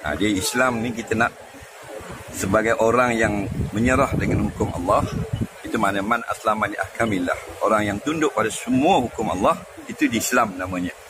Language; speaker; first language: Malay; native; Malay